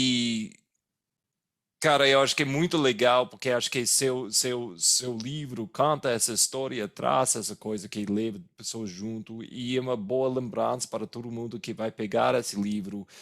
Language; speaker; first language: Portuguese; non-native, fluent; English